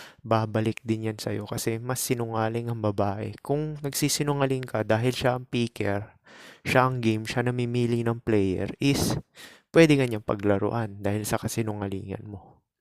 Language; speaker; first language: Filipino; native; Filipino